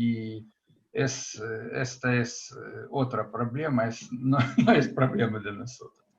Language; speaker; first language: Spanish; non-native, fluent; Russian